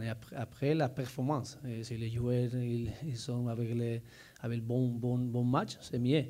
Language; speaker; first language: French; non-native, learner; Spanish